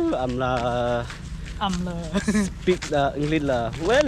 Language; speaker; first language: English; non-native, learner; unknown